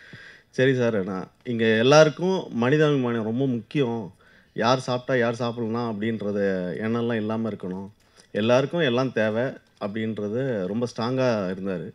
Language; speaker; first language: Tamil; native; Tamil